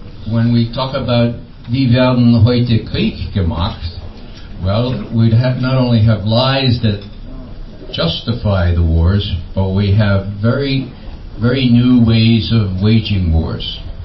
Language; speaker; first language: English; native; English